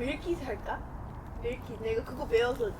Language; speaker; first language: Korean; non-native, learner; English